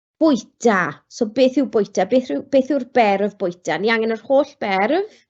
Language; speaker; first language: Welsh; non-native, local second language; English